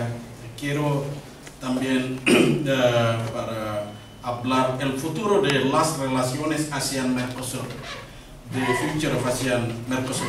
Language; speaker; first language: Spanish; non-native, learner; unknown